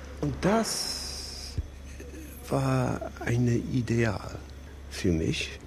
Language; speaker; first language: German; non-native, fluent; English